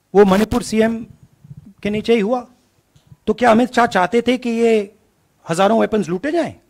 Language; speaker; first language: Hindi; native; Hindi